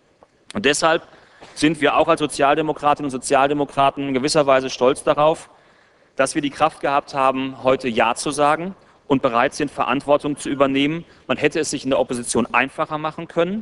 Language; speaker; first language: German; native; German